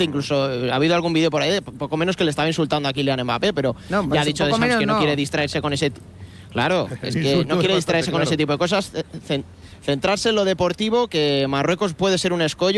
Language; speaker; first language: Spanish; native; Spanish